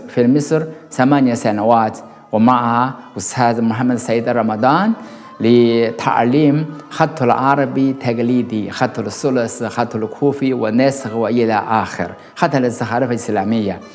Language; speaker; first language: Arabic; non-native, learner; Chinese